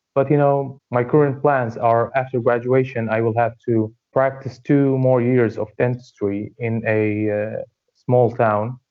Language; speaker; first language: English; non-native, fluent; Arabic